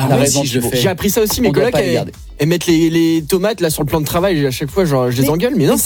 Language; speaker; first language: French; native; French